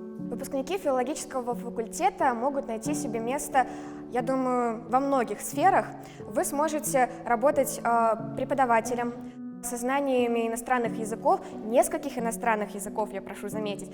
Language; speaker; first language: Russian; native; Russian